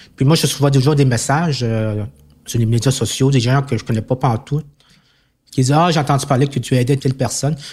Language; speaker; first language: French; early bilingual, other home language; Chinese